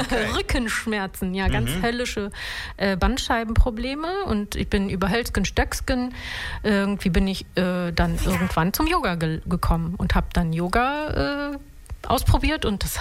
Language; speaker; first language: German; early bilingual, other home language; Italian